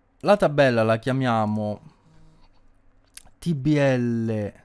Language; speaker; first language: Italian; native; Italian